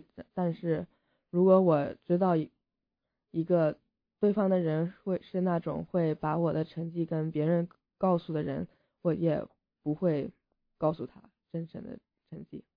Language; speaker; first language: Chinese; early bilingual, heritage; English